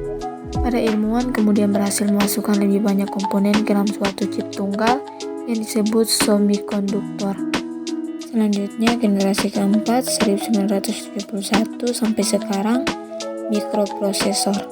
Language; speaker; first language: Indonesian; native; Indonesian